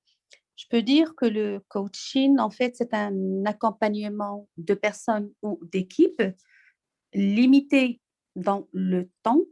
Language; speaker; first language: French; non-native, local second language; Arabic